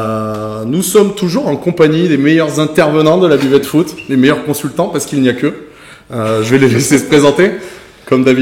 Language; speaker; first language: French; native; French